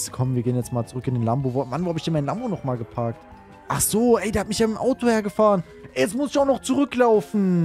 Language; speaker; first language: German; native; German